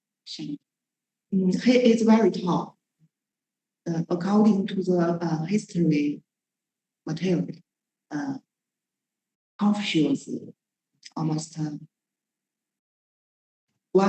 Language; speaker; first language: English; non-native, learner; Chinese